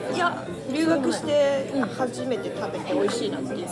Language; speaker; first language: Japanese; native; Japanese